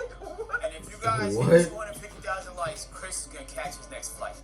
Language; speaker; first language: English; native; English